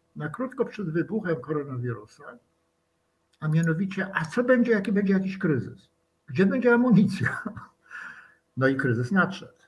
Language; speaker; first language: Polish; native; Polish